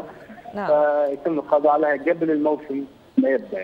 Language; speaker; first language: Arabic; native; Arabic